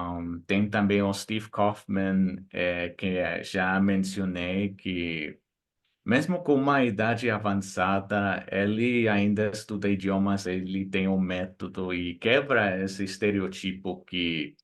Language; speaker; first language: Portuguese; non-native, fluent; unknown